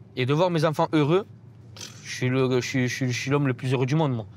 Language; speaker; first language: French; native; French